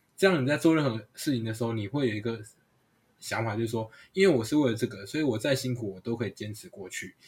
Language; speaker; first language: Chinese; non-native, local second language; Hakka Chinese